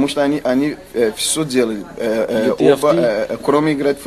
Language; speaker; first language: Russian; non-native, learner; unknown